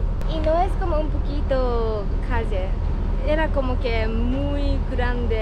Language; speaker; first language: Spanish; non-native, fluent; Japanese